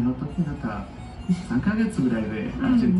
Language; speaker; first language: Japanese; non-native, learner; Spanish